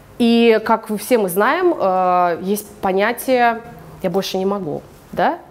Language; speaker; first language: Russian; early bilingual, heritage; English